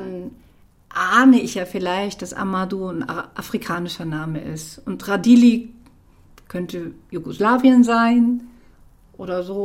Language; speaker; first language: German; native; German